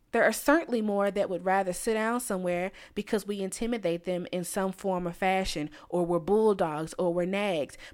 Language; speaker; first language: English; native; English